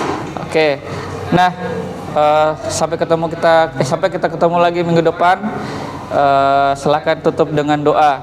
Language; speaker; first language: Indonesian; native; Indonesian